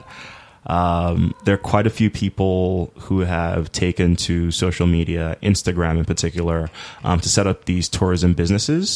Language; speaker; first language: English; native; English